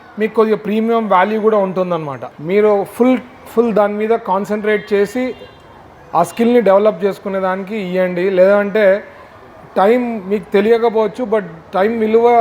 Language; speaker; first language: Telugu; native; Telugu